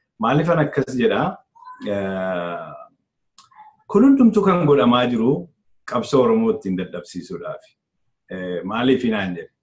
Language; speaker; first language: Oromo; native; Oromo